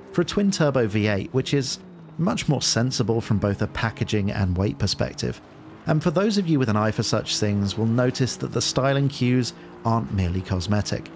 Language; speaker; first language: English; native; English